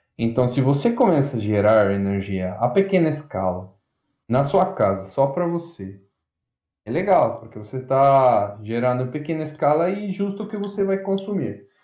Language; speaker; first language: Portuguese; non-native, fluent; Spanish